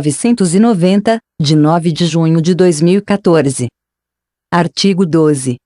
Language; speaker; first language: Portuguese; native; Portuguese